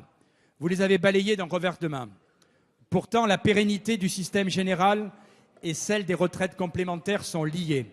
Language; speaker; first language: French; native; French